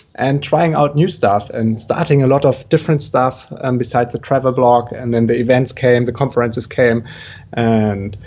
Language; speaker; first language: English; non-native, fluent; German